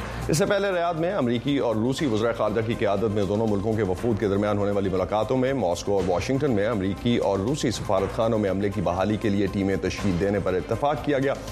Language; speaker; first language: Urdu; native; Urdu